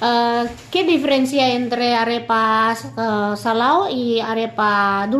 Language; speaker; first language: Spanish; non-native, learner; Indonesian